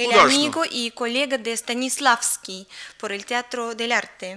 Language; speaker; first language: Spanish; non-native, learner; Russian